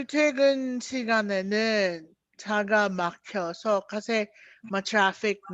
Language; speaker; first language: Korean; non-native, fluent; Filipino